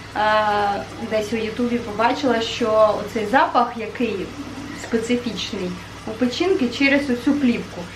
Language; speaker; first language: Ukrainian; native; Ukrainian